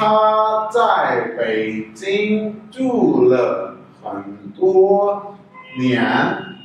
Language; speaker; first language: Chinese; non-native, fluent; Urdu